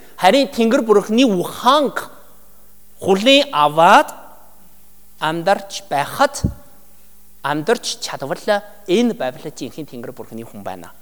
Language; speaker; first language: Mongolian; non-native, learner; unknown